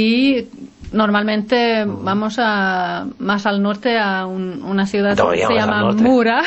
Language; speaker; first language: Spanish; non-native, fluent; Swedish